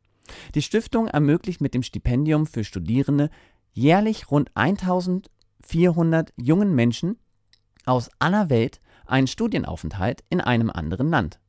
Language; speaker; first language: German; native; German